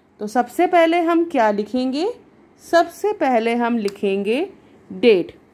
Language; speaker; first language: Hindi; native; Hindi